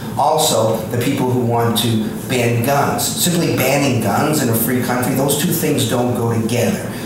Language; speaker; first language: English; native; English